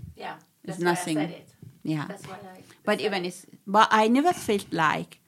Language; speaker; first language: English; non-native, fluent; Swedish